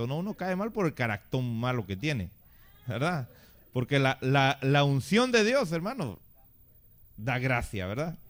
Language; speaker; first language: Spanish; native; Spanish